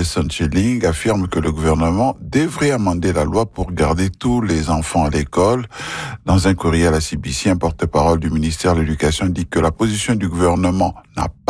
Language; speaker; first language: French; non-native, local second language; Swahili